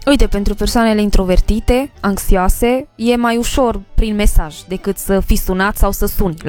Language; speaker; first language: Romanian; native; Romanian